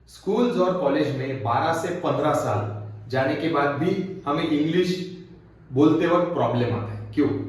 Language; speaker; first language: Hindi; non-native, local second language; Marathi